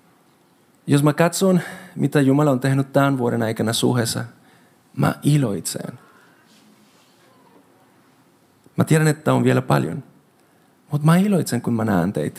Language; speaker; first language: Finnish; non-native, fluent; Spanish